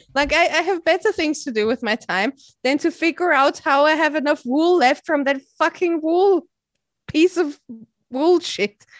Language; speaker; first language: English; non-native, fluent; German